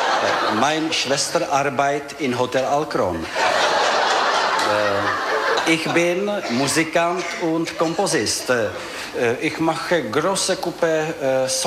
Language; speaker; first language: German; non-native, learner; Czech